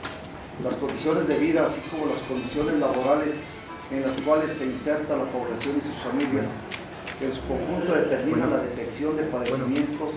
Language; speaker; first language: Spanish; native; Spanish